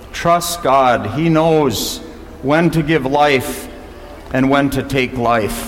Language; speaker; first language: English; native; English